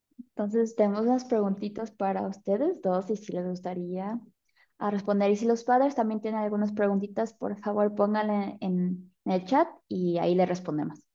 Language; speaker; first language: Spanish; early bilingual, heritage; Spanish